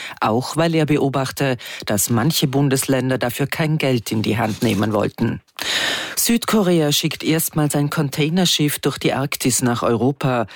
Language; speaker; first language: German; native; German